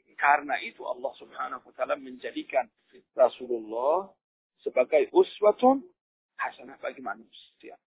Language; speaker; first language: Indonesian; non-native, fluent; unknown